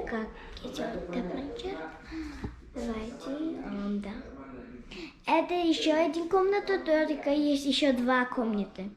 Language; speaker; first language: Russian; non-native, learner; English